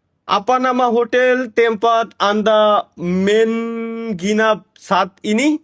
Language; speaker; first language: Indonesian; non-native, learner; Bangla